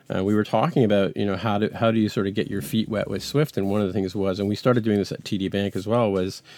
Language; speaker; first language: English; native; English